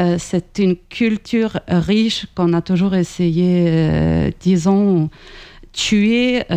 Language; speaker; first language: French; non-native, fluent; Ukrainian